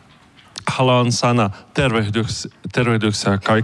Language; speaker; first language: Finnish; non-native, learner; Ukrainian